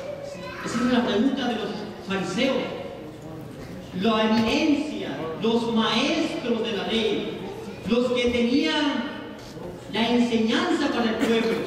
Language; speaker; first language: Spanish; native; Spanish